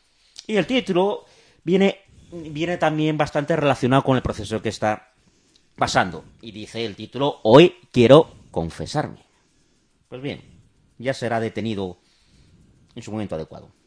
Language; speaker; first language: Spanish; native; Spanish